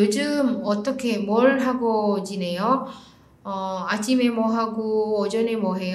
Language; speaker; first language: Korean; non-native, fluent; Indonesian